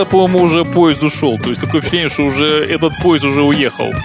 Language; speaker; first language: Russian; native; Russian